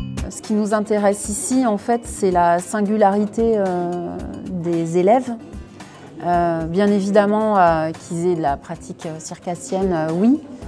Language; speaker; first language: French; native; French